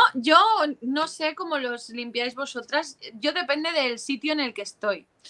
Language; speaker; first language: Spanish; native; Spanish